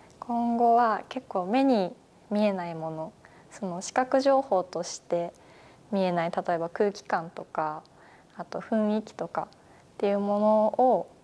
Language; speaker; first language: Japanese; native; Japanese